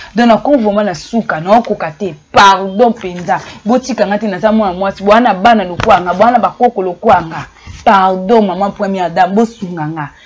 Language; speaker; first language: Lingala; native; Lingala